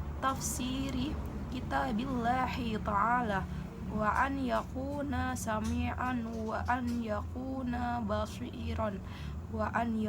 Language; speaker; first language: Arabic; non-native, learner; Indonesian